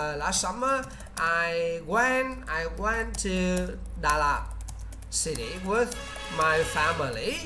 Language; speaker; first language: English; non-native, learner; Vietnamese